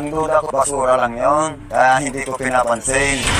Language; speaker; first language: Filipino; non-native, local second language; Iloko